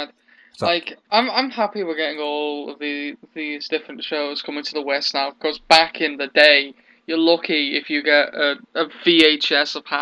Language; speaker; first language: English; native; English